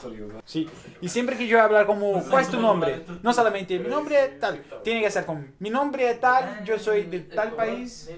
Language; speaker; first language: Spanish; non-native, learner; Portuguese